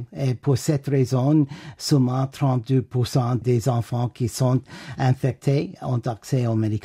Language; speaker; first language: French; non-native, fluent; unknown